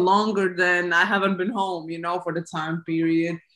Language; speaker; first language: English; non-native, fluent; Latvian